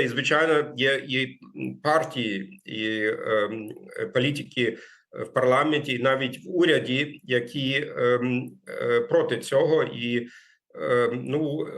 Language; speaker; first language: Ukrainian; non-native, fluent; German